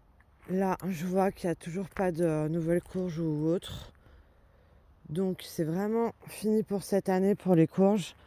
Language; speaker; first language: French; native; French